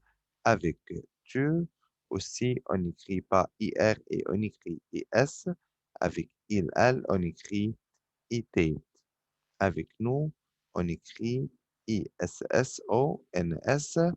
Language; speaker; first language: French; non-native, fluent; Arabic